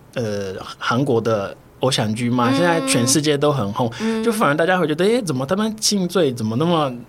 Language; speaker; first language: Chinese; non-native, fluent; Portuguese